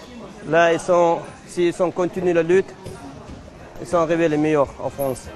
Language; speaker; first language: French; non-native, learner; Chechen